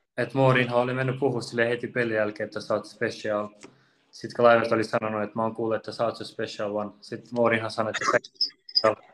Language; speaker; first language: Finnish; early bilingual, other home language; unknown